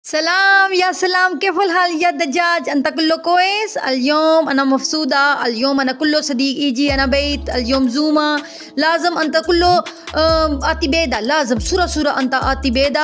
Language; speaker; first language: Arabic; non-native, learner; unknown